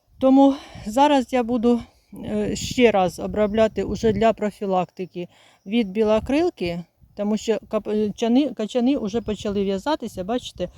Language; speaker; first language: Ukrainian; native; Ukrainian